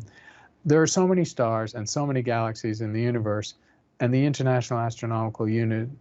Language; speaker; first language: English; native; English